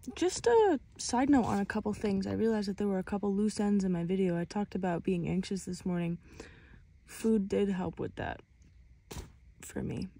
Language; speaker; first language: English; native; English